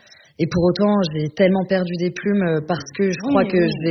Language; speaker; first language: French; native; French